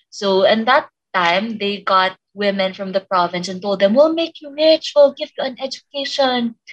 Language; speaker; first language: English; non-native, local second language; Filipino